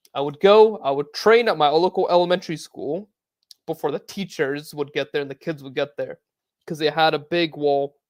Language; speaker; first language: English; native; English